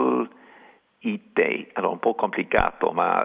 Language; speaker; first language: Italian; non-native, fluent; English